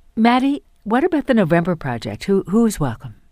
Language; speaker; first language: English; native; English